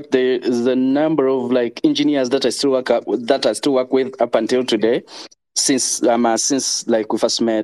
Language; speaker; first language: English; non-native, local second language; Ganda